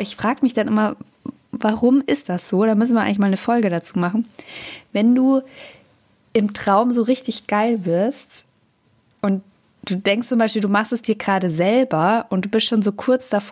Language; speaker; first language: German; native; German